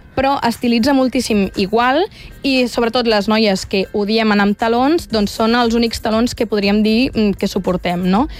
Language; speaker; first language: Catalan; native; Catalan